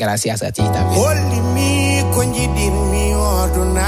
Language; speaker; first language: Spanish; non-native, learner; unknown